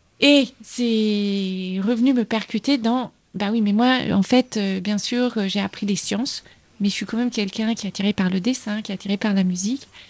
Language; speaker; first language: French; native; French